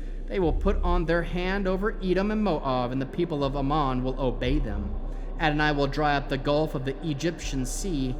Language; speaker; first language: English; native; English